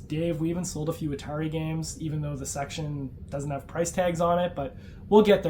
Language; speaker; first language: English; native; English